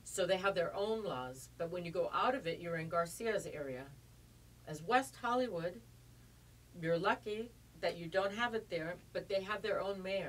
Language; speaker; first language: English; native; English